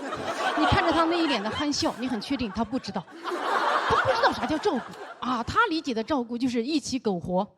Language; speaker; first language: Chinese; native; Chinese